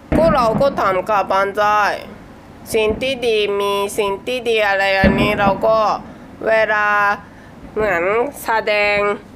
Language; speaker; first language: Thai; non-native, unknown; Japanese